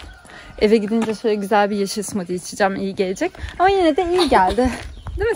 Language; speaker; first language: Turkish; native; Turkish